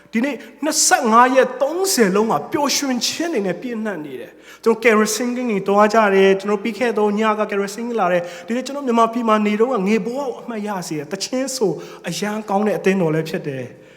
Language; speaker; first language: Burmese; non-native, local second language; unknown